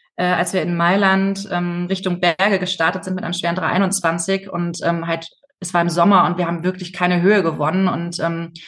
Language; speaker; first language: German; native; German